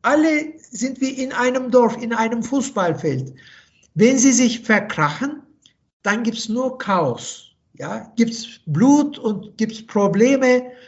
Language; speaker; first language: German; non-native, fluent; Turkish